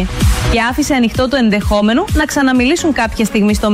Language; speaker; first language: Greek; native; Greek